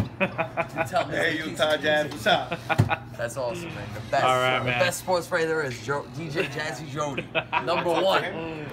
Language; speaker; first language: English; native; English